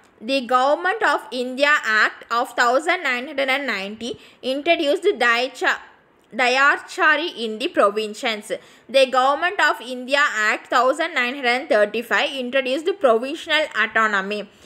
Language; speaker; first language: English; non-native, local second language; Tamil